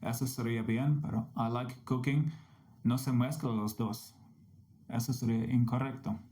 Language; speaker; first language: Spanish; non-native, fluent; English